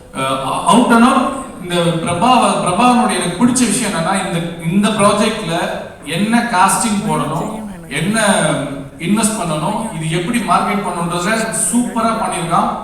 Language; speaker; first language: Tamil; native; Tamil